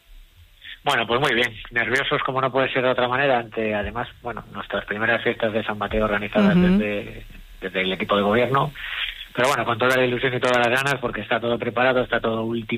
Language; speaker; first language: Spanish; native; Spanish